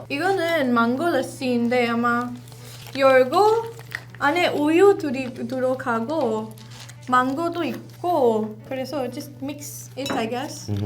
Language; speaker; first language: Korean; non-native, fluent; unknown